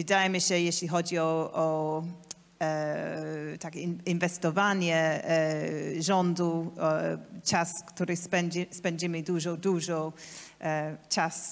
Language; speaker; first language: Polish; non-native, learner; English